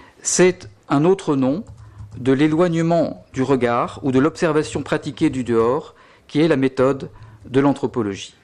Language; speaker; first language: French; native; French